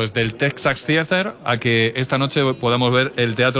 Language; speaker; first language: Spanish; native; Spanish